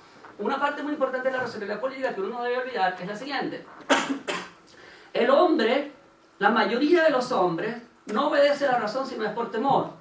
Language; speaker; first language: Spanish; native; Spanish